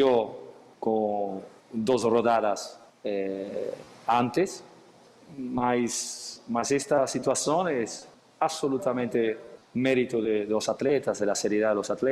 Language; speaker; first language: Portuguese; non-native, learner; Spanish